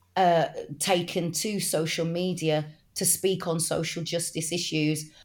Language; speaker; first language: English; native; English